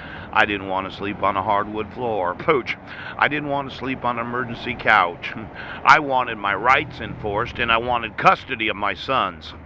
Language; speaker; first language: English; native; English